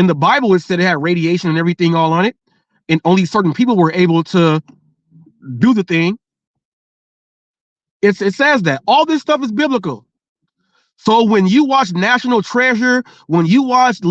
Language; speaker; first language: English; native; English